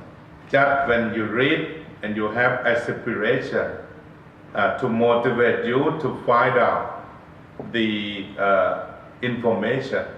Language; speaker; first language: English; non-native, learner; Thai